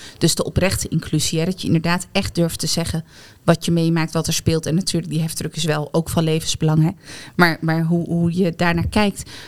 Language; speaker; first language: Dutch; native; Dutch